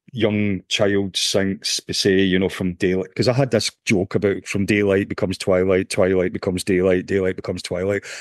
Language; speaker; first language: English; native; English